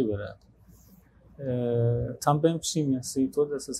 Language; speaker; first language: Portuguese; non-native, fluent; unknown